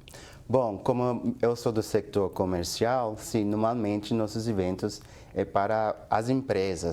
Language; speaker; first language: Portuguese; non-native, fluent; English